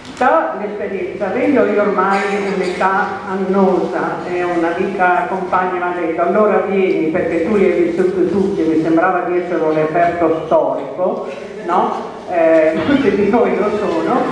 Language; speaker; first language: Italian; native; Italian